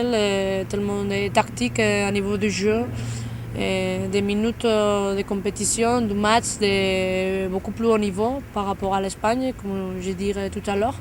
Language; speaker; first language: French; non-native, fluent; Spanish